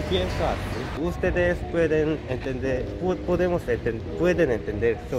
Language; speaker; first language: Spanish; non-native, learner; Korean